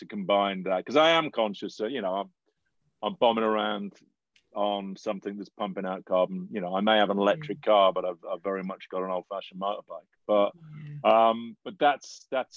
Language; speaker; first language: English; native; English